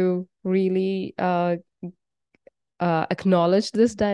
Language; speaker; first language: English; non-native, local second language; Bangla